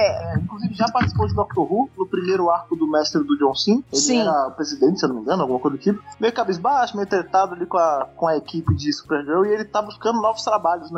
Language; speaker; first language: Portuguese; native; Portuguese